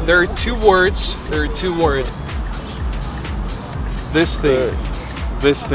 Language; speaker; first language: English; non-native, fluent; Ukrainian